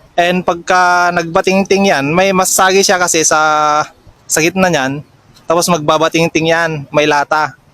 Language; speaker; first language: Filipino; non-native, local second language; Iloko